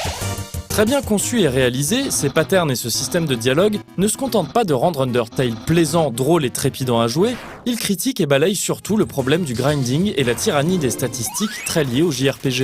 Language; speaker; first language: French; native; French